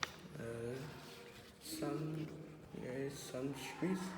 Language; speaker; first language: English; non-native, learner; Vietnamese